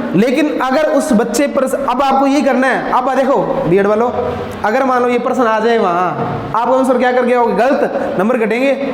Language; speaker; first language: Hindi; non-native, local second language; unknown